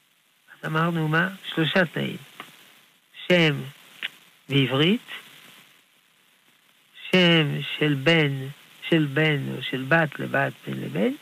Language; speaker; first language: Hebrew; non-native, fluent; French